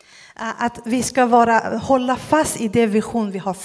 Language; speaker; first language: Swedish; non-native, fluent; Persian